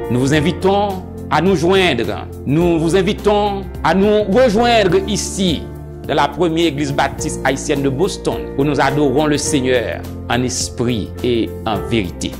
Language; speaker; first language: French; native; French